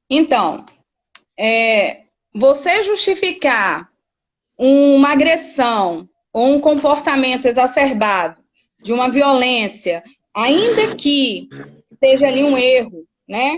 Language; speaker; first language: Portuguese; native; Portuguese